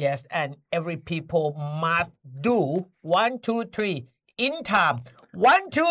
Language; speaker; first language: English; non-native, learner; Thai